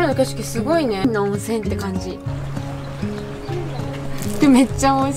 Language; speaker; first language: Japanese; native; Japanese